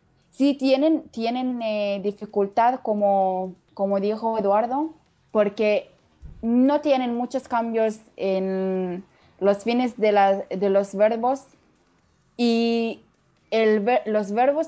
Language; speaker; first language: Spanish; non-native, learner; Arabic